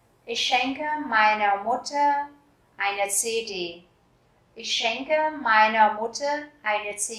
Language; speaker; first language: German; non-native, fluent; Vietnamese